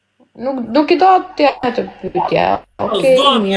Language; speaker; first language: Albanian; native; Albanian